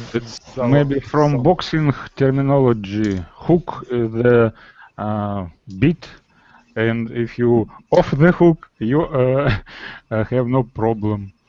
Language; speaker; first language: English; non-native, learner; Russian